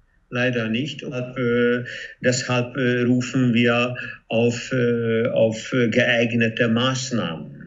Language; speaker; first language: German; non-native, fluent; Hungarian